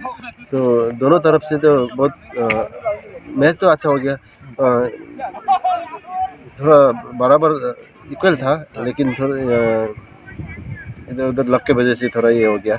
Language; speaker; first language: Hindi; non-native, local second language; Bodo